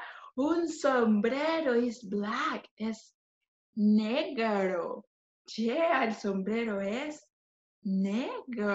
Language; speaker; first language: Spanish; non-native, fluent; English